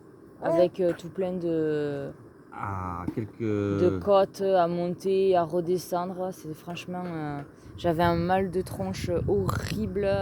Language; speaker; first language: French; native; French